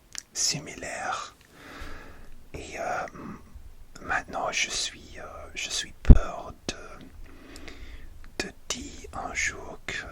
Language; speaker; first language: French; non-native, learner; English